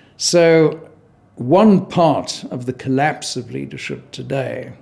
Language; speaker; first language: English; native; English